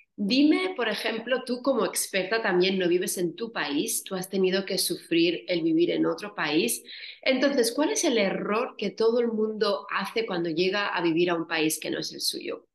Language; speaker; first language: Spanish; native; Spanish